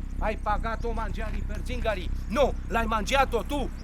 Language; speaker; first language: Italian; non-native, learner; Romanian